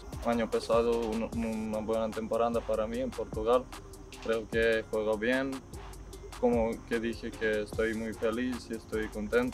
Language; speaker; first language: Spanish; non-native, learner; Serbian